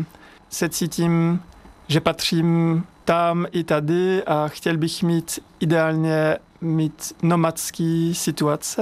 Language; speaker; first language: Czech; non-native, fluent; French